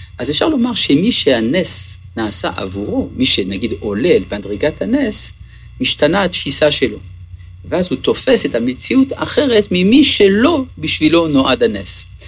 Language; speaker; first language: Hebrew; early bilingual, other home language; French